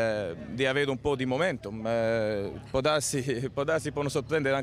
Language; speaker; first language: Italian; early bilingual, heritage; Italian